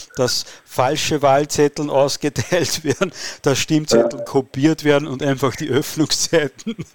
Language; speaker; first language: German; non-native, fluent; Czech